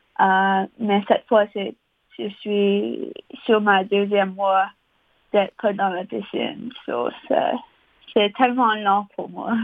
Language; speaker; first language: French; non-native, local second language; English